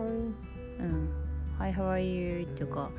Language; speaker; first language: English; non-native, learner; Japanese